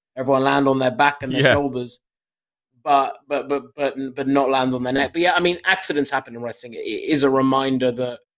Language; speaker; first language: English; native; English